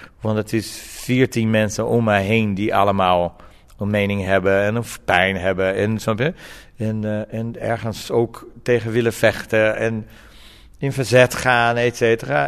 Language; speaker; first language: Dutch; non-native, fluent; Portuguese